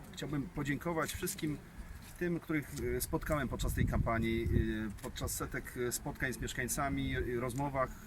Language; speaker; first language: Polish; native; Polish